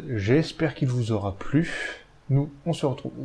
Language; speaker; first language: French; native; French